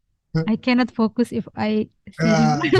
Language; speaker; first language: English; non-native, learner; Indonesian